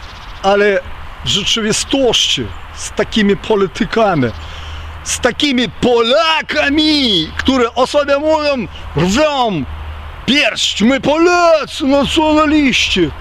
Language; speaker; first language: Polish; early bilingual, heritage; Ukrainian